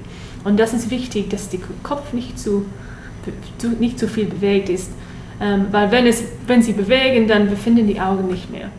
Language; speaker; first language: German; non-native, learner; English